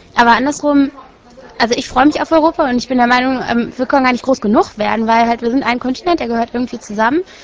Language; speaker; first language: German; native; German